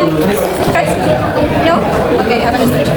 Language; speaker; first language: English; non-native, learner; Indonesian